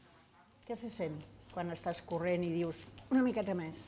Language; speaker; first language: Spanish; non-native, local second language; Catalan